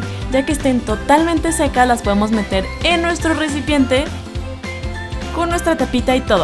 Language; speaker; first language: Spanish; native; Spanish